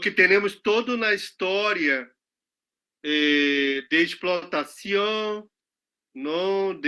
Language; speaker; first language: Spanish; non-native, learner; Portuguese